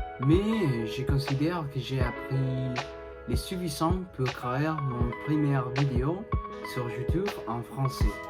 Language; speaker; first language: French; non-native, learner; Spanish